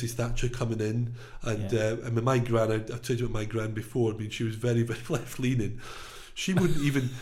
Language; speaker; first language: English; native; English